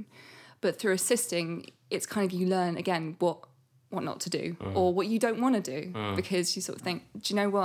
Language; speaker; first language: English; native; English